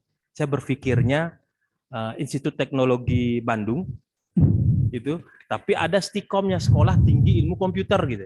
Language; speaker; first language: Indonesian; native; Indonesian